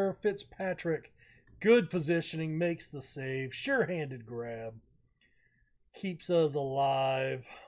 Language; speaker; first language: English; native; English